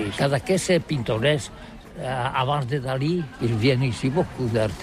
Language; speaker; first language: French; non-native, learner; Catalan